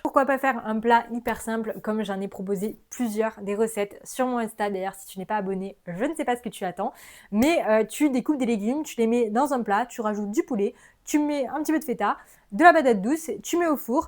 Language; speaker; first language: French; native; French